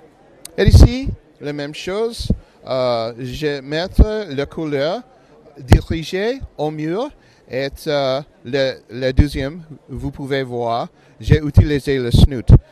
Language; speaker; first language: French; non-native, learner; English